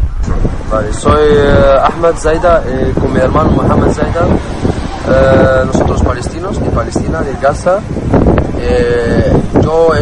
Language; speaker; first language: Spanish; non-native, learner; Arabic